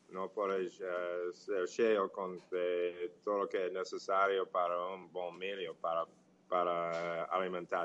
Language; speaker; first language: Portuguese; non-native, fluent; English